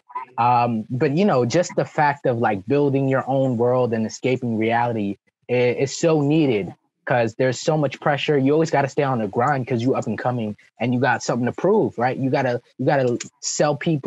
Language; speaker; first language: English; early bilingual, other home language; French